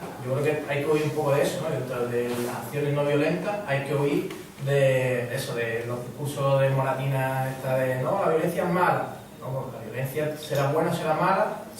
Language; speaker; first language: Spanish; native; Spanish